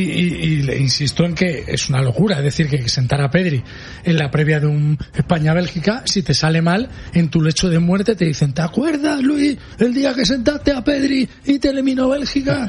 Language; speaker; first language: Spanish; native; Spanish